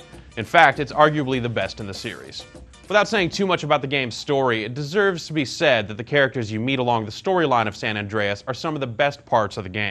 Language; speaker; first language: English; native; English